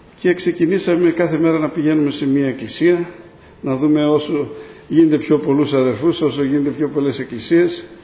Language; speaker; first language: Greek; native; Greek